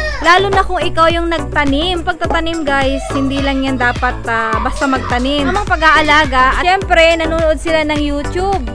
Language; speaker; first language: Filipino; native; Filipino